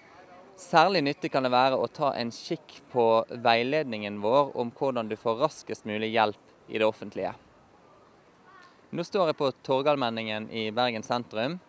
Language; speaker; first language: Norwegian; native; Norwegian